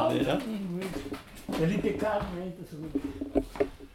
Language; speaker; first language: Swedish; non-native, learner; Spanish